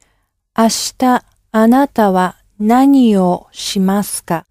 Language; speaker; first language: Japanese; non-native, learner; English